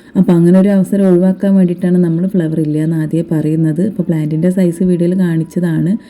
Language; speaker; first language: Malayalam; native; Malayalam